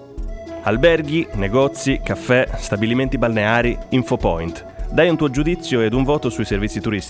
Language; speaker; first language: Italian; native; Italian